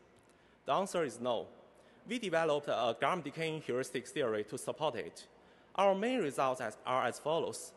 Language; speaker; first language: English; non-native, fluent; Chinese